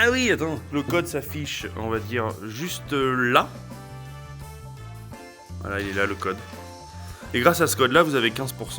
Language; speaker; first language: French; native; French